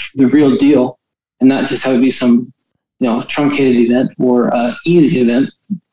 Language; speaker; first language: English; native; English